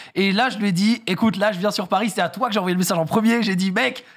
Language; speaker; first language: French; native; French